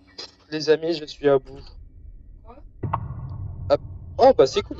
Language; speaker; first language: French; native; French